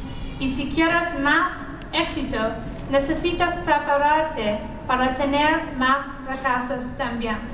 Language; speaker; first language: Spanish; non-native, learner; English